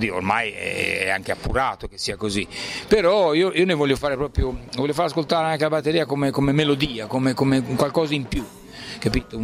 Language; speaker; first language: Italian; native; Italian